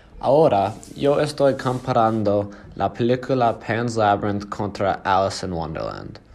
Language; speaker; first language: Spanish; non-native, learner; English